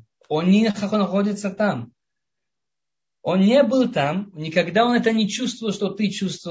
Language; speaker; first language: Russian; early bilingual, heritage; Russian